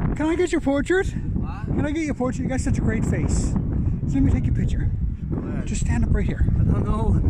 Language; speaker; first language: English; native; English